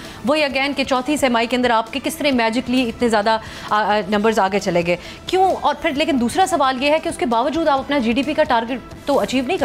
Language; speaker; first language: Urdu; native; Urdu